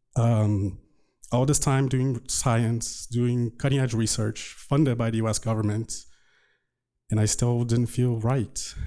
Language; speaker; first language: English; non-native, fluent; Portuguese